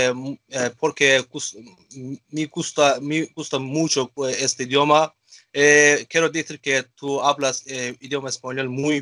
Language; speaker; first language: Spanish; non-native, learner; Azerbaijani